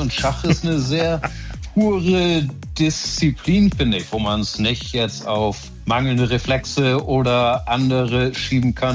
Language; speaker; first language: German; native; German